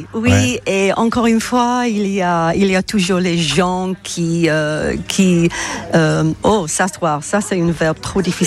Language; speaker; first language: French; non-native, learner; English